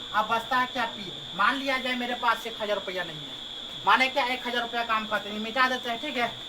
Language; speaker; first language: Hindi; native; Hindi